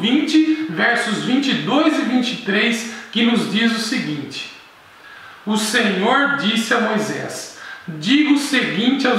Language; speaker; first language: Portuguese; native; Portuguese